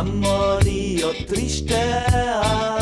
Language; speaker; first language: Basque; native; Basque